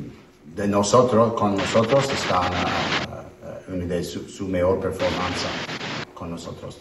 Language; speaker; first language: Spanish; non-native, learner; English